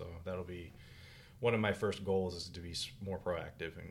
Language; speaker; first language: English; native; English